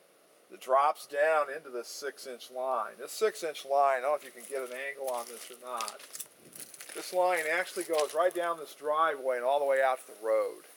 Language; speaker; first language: English; native; English